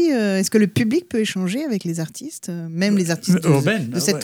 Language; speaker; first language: French; native; French